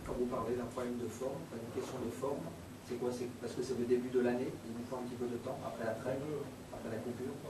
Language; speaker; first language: French; native; French